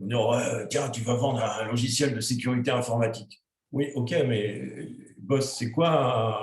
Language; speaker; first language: French; native; French